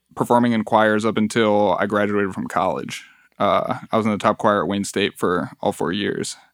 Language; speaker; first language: English; early bilingual, other home language; Spanish